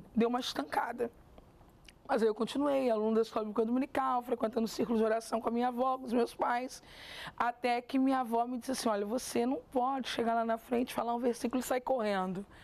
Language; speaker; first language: Portuguese; native; Portuguese